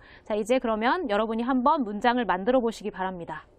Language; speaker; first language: Korean; native; Korean